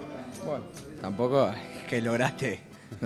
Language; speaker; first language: Spanish; native; Spanish